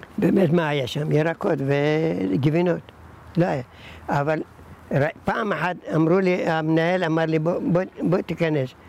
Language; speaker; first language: Hebrew; early bilingual, other home language; Arabic